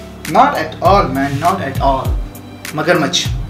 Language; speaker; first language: English; non-native, local second language; Hindi